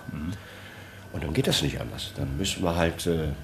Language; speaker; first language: German; non-native, fluent; Italian